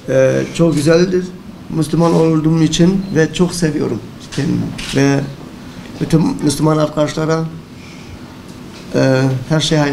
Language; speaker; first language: Turkish; early bilingual, heritage; Turkish